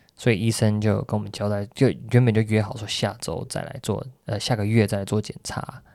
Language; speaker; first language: Chinese; native; Chinese